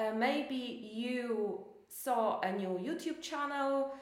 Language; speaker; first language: English; non-native, fluent; Polish